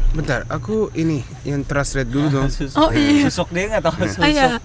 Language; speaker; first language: Indonesian; non-native, learner; Japanese